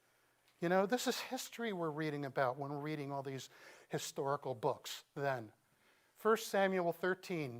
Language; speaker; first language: English; native; English